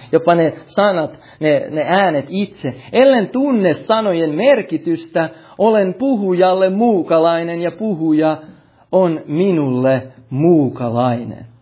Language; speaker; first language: Finnish; early bilingual, heritage; Finnish